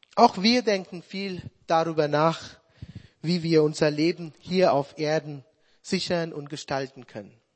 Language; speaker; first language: German; non-native, fluent; Sinhala